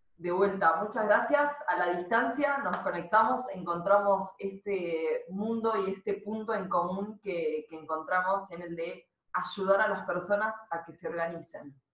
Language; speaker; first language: Spanish; native; Spanish